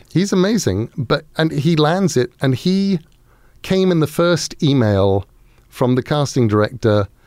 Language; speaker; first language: English; native; English